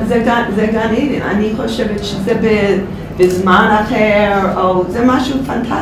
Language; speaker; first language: Hebrew; non-native, fluent; English